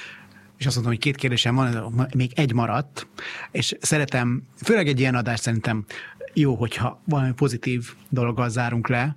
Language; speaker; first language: Hungarian; native; Hungarian